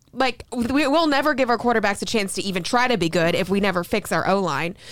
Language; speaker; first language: English; native; English